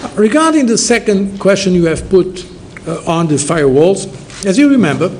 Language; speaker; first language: English; non-native, fluent; Portuguese